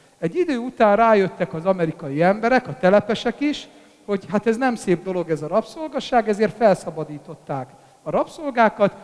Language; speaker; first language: Hungarian; native; Hungarian